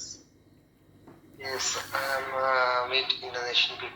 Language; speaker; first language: English; non-native, local second language; Bangla